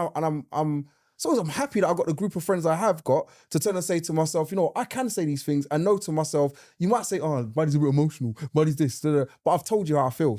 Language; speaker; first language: English; native; English